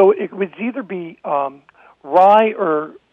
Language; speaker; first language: English; native; English